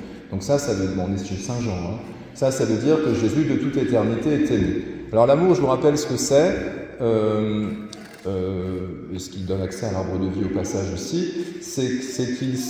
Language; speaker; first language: French; native; French